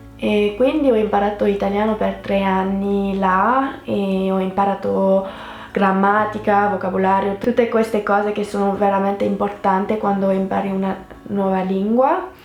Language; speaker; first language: Italian; non-native, fluent; French